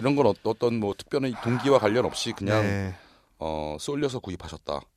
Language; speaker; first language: Korean; native; Korean